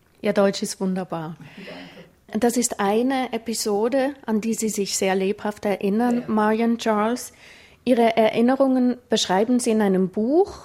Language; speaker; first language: German; native; German